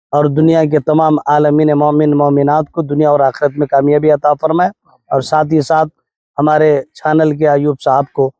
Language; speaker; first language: Urdu; native; Urdu